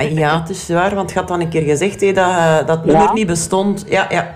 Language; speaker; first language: Dutch; native; Dutch